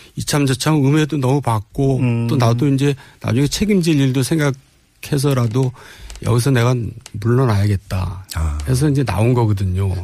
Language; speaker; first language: Korean; native; Korean